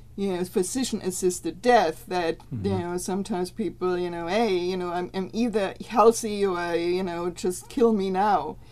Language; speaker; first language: English; non-native, fluent; German